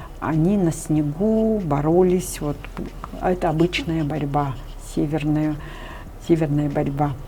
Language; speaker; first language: Russian; non-native, local second language; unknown